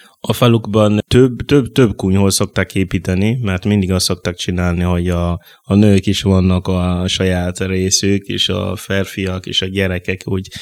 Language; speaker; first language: Hungarian; non-native, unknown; Mossi